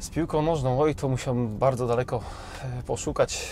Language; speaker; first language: Polish; native; Polish